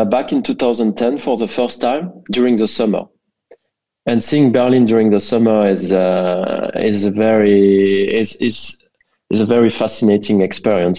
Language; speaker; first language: English; non-native, fluent; French